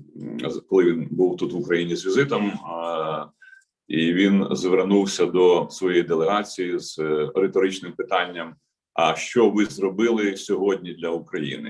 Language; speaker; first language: Ukrainian; native; Ukrainian